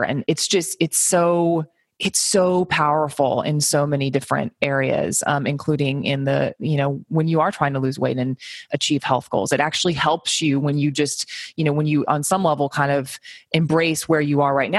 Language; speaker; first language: English; native; English